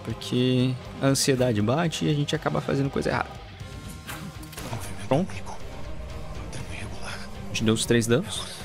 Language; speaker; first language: Portuguese; native; Portuguese